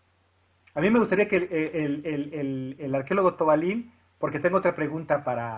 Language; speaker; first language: Spanish; native; Spanish